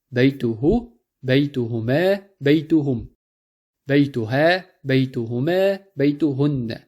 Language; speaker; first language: Arabic; non-native, fluent; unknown